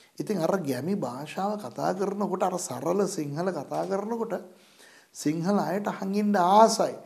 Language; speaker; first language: Sinhala; non-native, local second language; Tamil